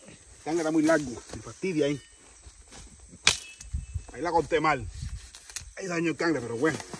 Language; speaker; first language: Spanish; native; Spanish